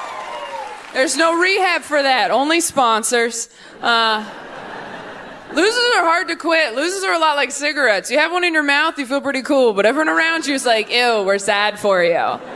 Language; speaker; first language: English; native; English